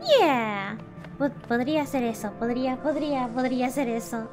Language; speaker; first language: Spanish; non-native, learner; English